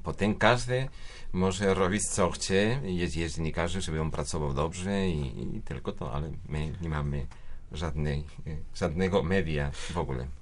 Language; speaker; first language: Polish; non-native, fluent; Spanish